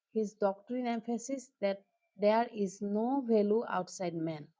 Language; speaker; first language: English; non-native, local second language; Assamese